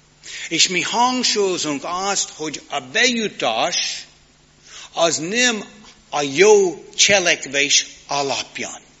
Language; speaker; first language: Hungarian; non-native, learner; English